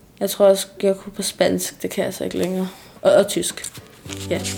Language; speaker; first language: Danish; early bilingual, other home language; Arabic